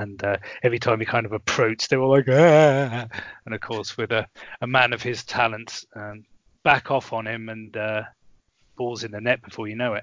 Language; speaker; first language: English; native; English